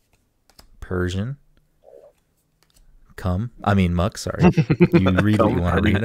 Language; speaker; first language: English; native; English